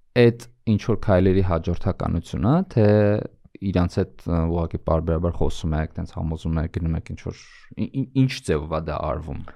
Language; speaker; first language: Armenian; native; Armenian